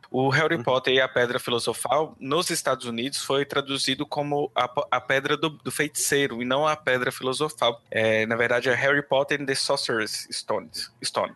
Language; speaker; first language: Portuguese; native; Portuguese